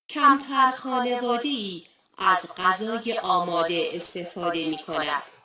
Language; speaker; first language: Persian; non-native, fluent; Turkish